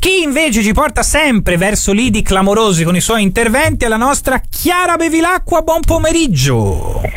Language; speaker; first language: Italian; native; Italian